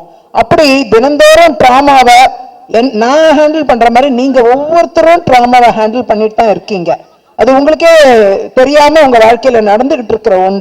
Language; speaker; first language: Tamil; native; Tamil